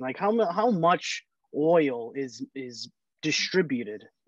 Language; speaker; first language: English; early bilingual, other home language; Portuguese